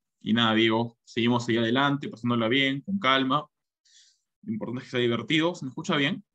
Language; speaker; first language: Spanish; native; Spanish